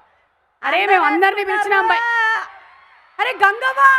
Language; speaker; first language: Telugu; native; Telugu